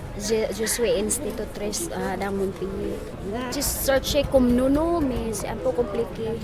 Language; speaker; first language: French; non-native, learner; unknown